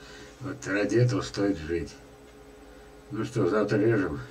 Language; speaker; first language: Russian; native; Russian